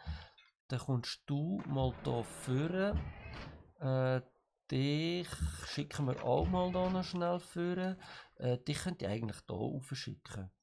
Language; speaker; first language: German; native; German